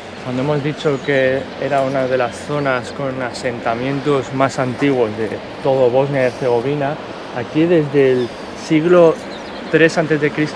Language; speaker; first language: Spanish; native; Spanish